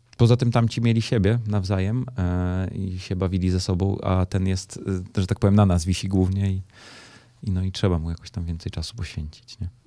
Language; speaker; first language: Polish; native; Polish